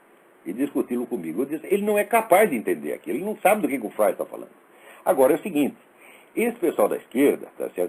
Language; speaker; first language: Portuguese; native; Portuguese